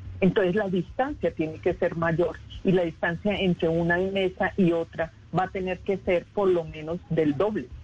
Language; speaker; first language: Spanish; native; Spanish